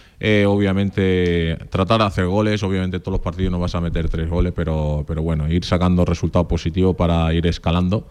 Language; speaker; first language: Spanish; early bilingual, other home language; Portuguese